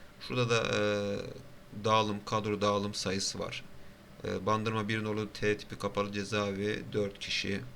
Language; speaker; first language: Turkish; native; Turkish